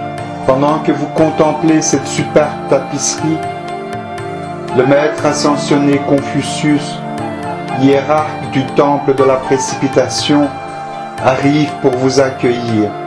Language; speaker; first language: French; native; French